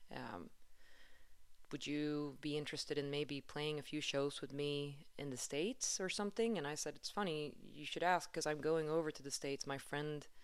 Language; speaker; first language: English; non-native, fluent; Swedish